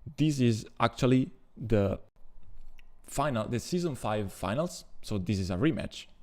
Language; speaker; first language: English; non-native, fluent; Italian